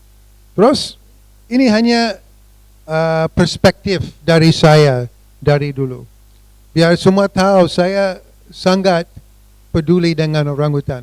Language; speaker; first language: Indonesian; non-native, fluent; English